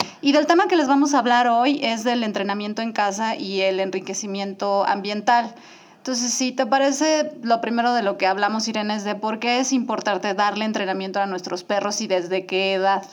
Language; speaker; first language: Spanish; native; Spanish